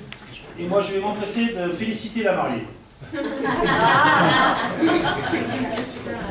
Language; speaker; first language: French; native; French